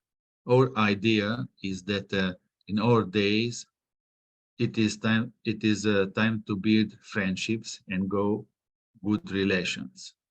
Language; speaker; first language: English; non-native, fluent; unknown